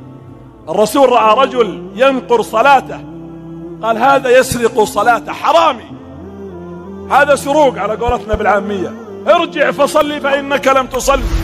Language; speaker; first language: Arabic; native; Arabic